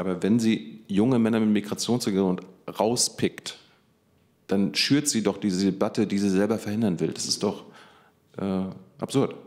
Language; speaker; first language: German; native; German